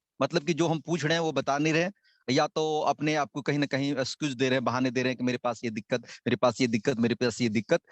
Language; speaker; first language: Hindi; native; Hindi